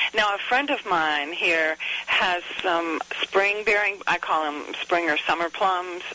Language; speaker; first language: English; native; English